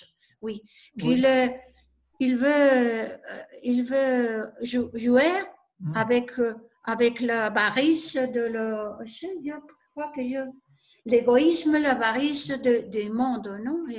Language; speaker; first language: French; non-native, learner; Spanish